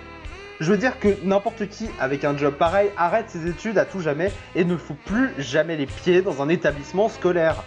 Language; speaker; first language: French; native; French